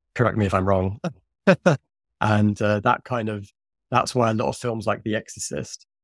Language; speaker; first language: English; native; English